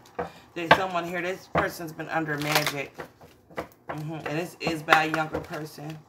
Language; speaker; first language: English; native; English